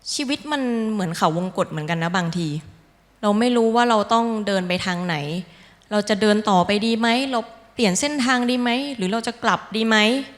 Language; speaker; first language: Thai; native; Thai